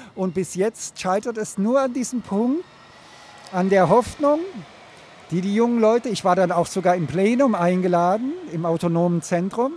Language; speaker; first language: German; native; German